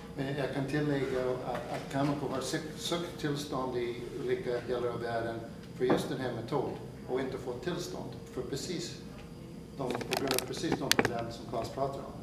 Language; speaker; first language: Swedish; non-native, fluent; English